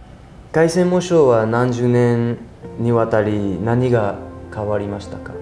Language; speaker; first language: Japanese; non-native, fluent; French